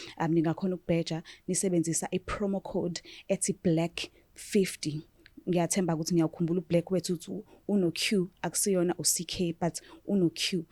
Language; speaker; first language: Zulu; native; Zulu